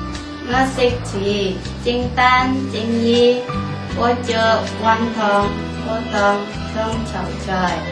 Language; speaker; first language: Cantonese; non-native, learner; Indonesian